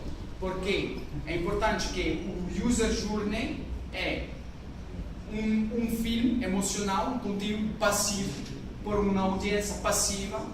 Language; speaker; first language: Portuguese; non-native, learner; French